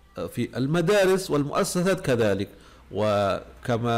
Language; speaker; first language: Arabic; non-native, fluent; Indonesian